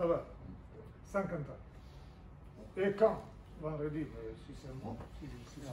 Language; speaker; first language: French; non-native, fluent; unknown